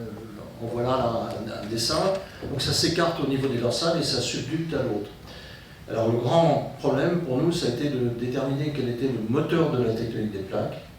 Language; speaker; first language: French; native; French